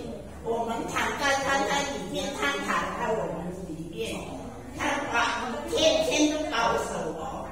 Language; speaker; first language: Chinese; early bilingual, heritage; Indonesian